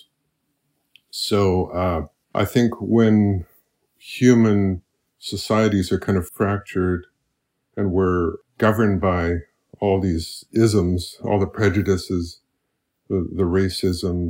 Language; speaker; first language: English; native; English